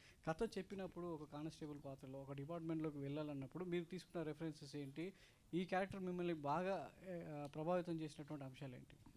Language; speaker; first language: Telugu; native; Telugu